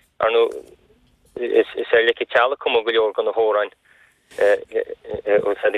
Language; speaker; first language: Irish; native; Irish